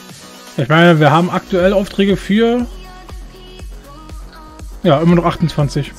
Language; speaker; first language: German; native; German